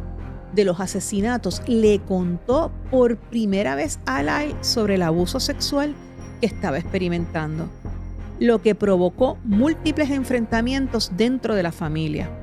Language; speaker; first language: Spanish; native; Spanish